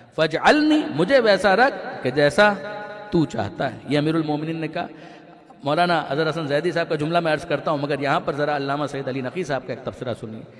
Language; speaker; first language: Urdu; non-native, local second language; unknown